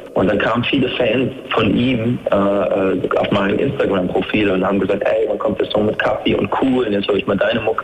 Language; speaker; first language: German; native; German